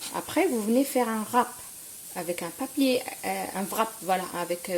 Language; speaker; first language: French; non-native, local second language; Arabic